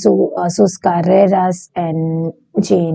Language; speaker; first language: Spanish; non-native, learner; Bangla